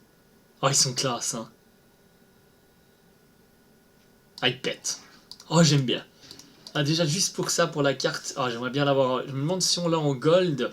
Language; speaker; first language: French; native; French